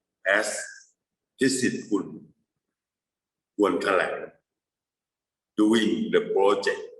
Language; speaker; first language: English; non-native, fluent; Thai